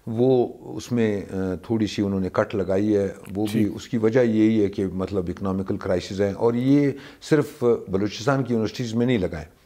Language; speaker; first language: Urdu; native; Urdu